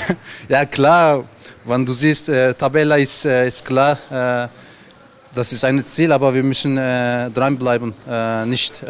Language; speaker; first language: German; non-native, learner; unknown